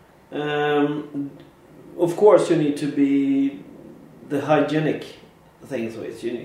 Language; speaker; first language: English; non-native, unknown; Swedish